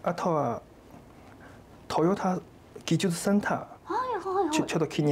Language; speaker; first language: Japanese; non-native, learner; Chinese